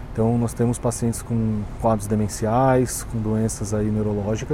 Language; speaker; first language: Portuguese; native; Portuguese